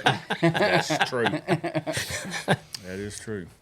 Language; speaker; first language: English; native; English